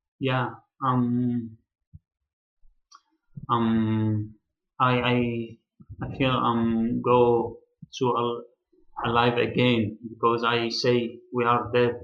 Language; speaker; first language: English; non-native, learner; Arabic